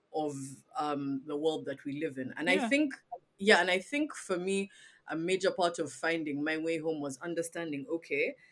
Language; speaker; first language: English; non-native, local second language; Ganda